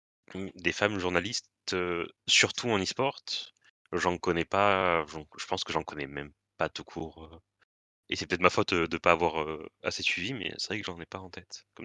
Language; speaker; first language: French; native; French